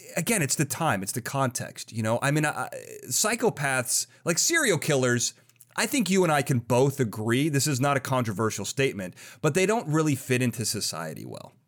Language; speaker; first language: English; native; English